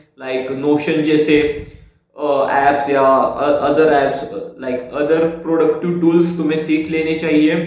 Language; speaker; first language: Hindi; non-native, local second language; Marathi